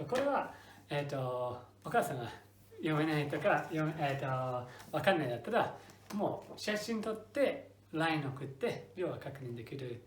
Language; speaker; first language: Japanese; non-native, fluent; English